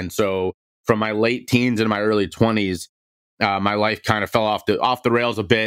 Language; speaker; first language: English; native; English